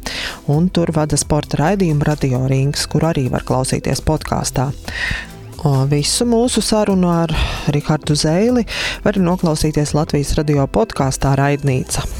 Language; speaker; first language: Latvian; native; Latvian